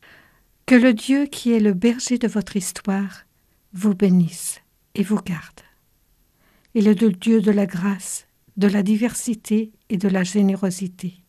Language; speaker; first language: French; native; French